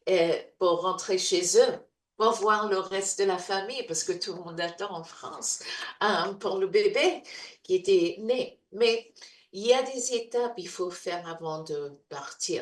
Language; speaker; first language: French; non-native, fluent; English